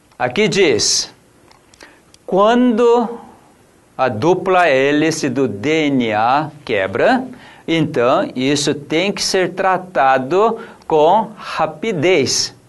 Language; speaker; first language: Portuguese; non-native, fluent; Korean